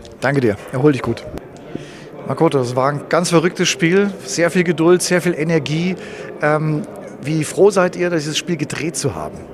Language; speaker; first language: German; native; German